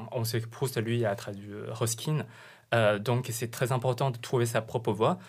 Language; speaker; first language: French; non-native, fluent; Chinese